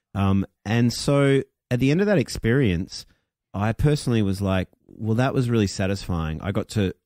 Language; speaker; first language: English; native; English